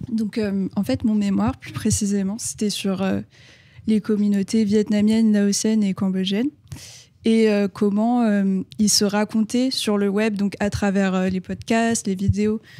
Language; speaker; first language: French; early bilingual, other home language; Khmer